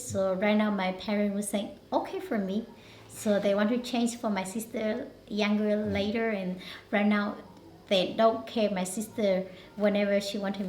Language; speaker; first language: English; non-native, learner; Hmong